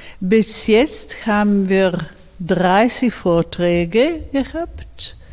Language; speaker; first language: German; non-native, fluent; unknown